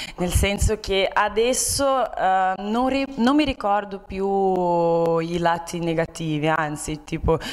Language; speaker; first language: Italian; non-native, fluent; Portuguese